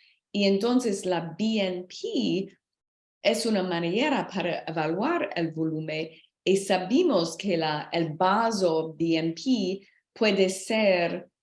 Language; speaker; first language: Spanish; non-native, learner; English